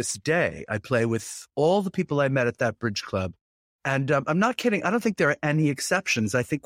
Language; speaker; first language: English; native; English